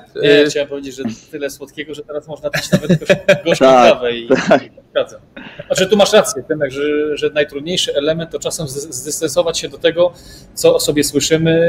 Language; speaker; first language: Polish; native; Polish